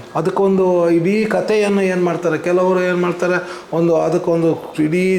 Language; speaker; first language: Kannada; non-native, local second language; Tulu